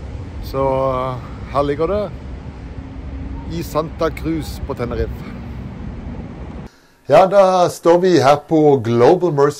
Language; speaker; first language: Norwegian; native; Norwegian